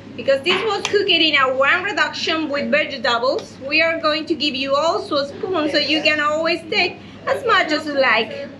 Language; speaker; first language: English; non-native, fluent; Spanish